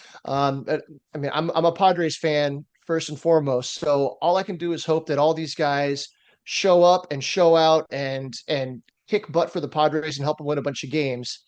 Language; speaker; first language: English; native; English